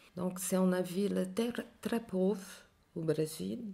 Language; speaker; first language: French; non-native, learner; Portuguese